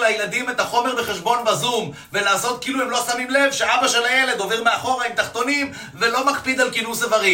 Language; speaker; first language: Hebrew; native; Hebrew